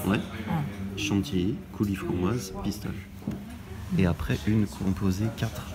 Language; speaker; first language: French; native; French